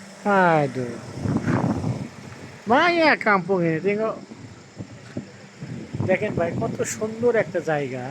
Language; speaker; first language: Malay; non-native, learner; Bangla